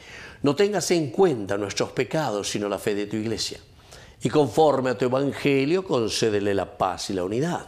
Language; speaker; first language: Spanish; native; Spanish